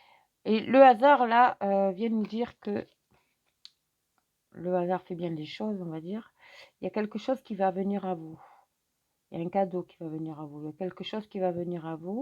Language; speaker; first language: French; native; French